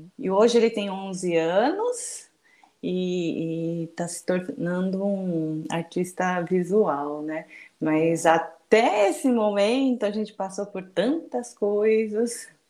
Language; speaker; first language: Portuguese; early bilingual, other home language; Japanese